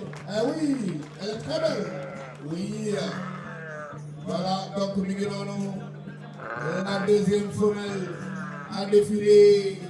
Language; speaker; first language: French; non-native, local second language; Wolof